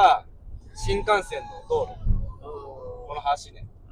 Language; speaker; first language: Japanese; native; Japanese